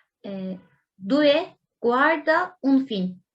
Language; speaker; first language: Italian; non-native, learner; Turkish